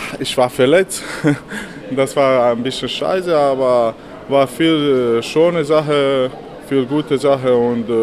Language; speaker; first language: German; non-native, learner; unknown